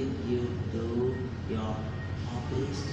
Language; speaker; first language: English; non-native, learner; Vietnamese